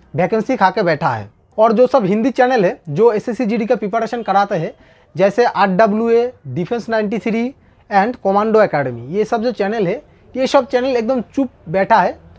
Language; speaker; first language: Hindi; non-native, local second language; Bangla